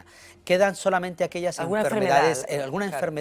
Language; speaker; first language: Spanish; native; Spanish